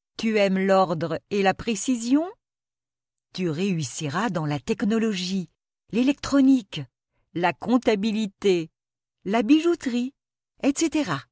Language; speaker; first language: French; non-native, local second language; Arabic